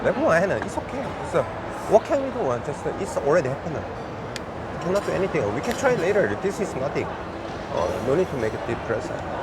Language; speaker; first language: English; non-native, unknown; Korean